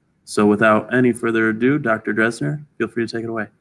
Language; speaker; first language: English; native; English